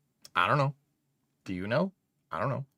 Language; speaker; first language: English; native; English